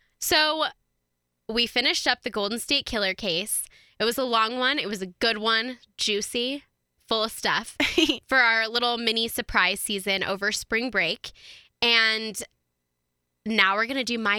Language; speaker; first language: English; native; English